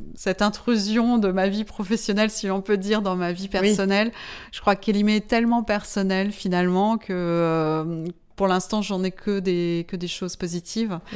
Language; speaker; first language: French; native; French